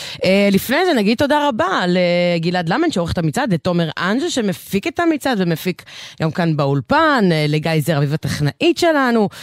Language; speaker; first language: Hebrew; native; Hebrew